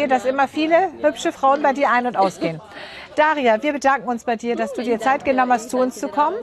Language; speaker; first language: German; native; German